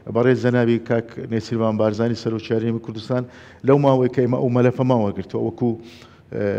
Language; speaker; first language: Central Kurdish; non-native, local second language; Turkmen